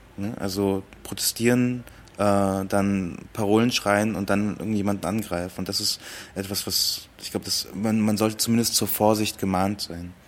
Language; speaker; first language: German; early bilingual, other home language; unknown